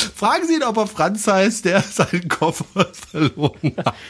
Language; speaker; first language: German; non-native, fluent; French